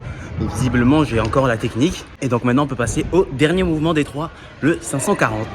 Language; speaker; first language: French; native; French